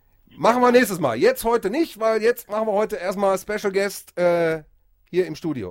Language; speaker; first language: German; native; German